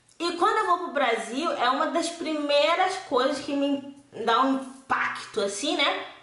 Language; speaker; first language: Portuguese; native; Portuguese